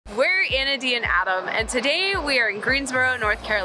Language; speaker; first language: English; native; English